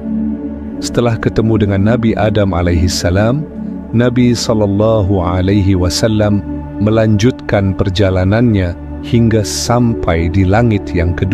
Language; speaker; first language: Indonesian; native; Indonesian